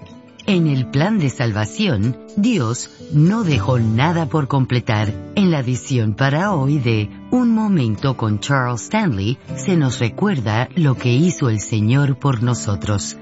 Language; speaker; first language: Spanish; native; Spanish